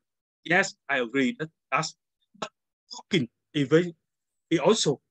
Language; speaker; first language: English; non-native, learner; Vietnamese